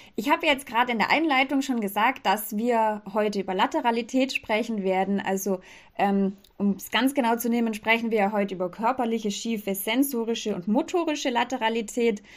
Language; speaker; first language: German; native; German